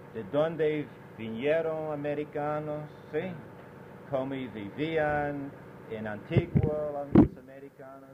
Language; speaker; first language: Spanish; non-native, learner; English